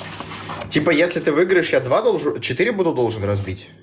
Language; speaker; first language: Russian; native; Russian